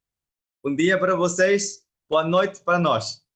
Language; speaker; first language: Portuguese; non-native, learner; Chinese